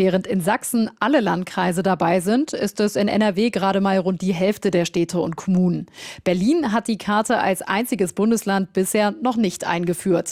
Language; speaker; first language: German; native; German